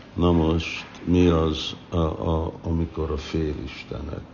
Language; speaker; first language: Hungarian; non-native, fluent; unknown